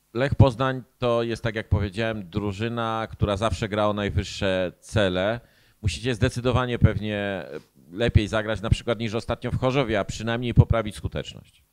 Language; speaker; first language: Polish; native; Polish